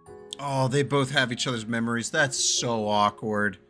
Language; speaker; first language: English; native; English